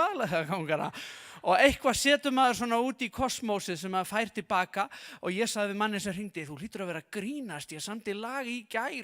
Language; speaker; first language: Icelandic; native; Icelandic